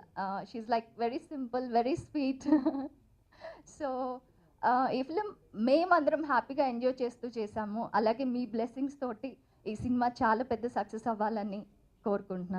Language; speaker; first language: Telugu; non-native, fluent; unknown